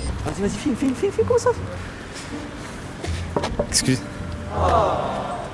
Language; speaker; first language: French; native; French